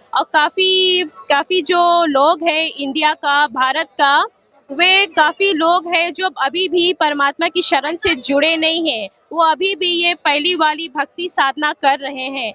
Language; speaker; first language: Hindi; native; Hindi